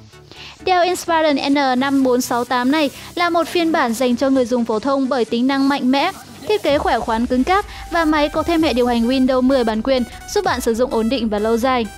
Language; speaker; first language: Vietnamese; native; Vietnamese